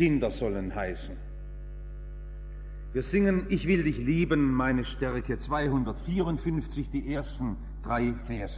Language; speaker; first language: German; native; German